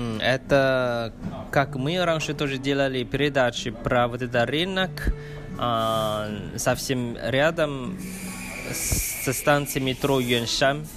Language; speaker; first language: Russian; non-native, fluent; Chinese